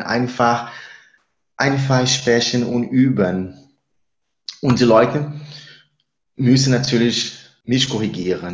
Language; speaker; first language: German; non-native, fluent; Spanish